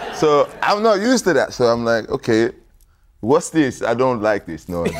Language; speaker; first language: English; non-native, local second language; Yoruba